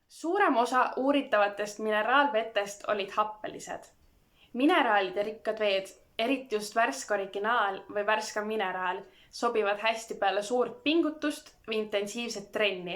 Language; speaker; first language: Estonian; native; Estonian